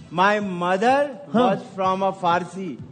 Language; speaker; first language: Urdu; native; Urdu